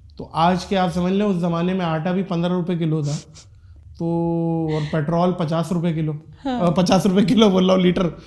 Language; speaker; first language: Urdu; native; Urdu